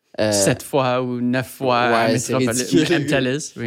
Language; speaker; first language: French; non-native, fluent; English